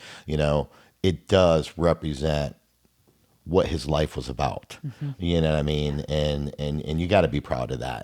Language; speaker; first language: English; native; English